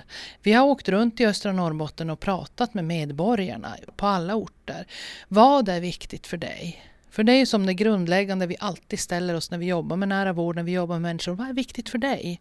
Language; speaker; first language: Swedish; native; Swedish